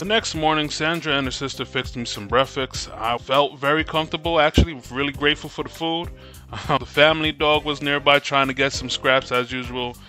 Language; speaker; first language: English; native; English